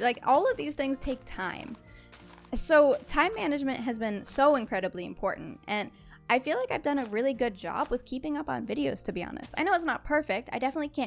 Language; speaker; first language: English; native; English